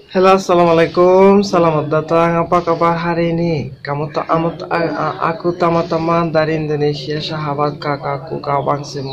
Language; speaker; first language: Indonesian; non-native, learner; Bangla